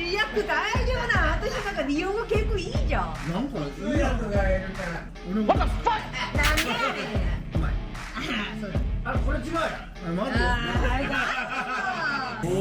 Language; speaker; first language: Japanese; non-native, learner; Korean